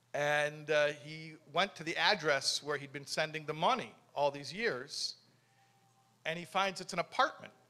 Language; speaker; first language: English; native; English